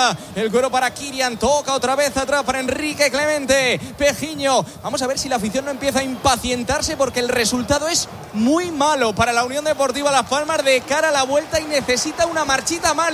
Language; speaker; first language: Spanish; native; Spanish